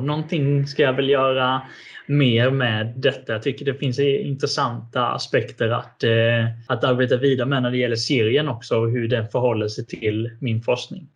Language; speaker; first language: Swedish; native; Swedish